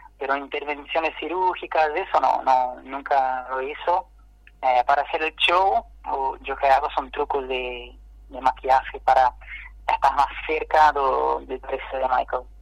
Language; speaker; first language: Spanish; non-native, fluent; Portuguese